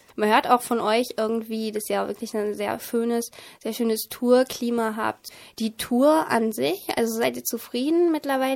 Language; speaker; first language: German; native; German